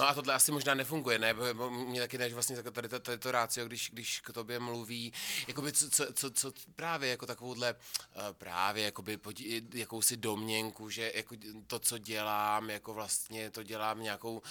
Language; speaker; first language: Czech; native; Czech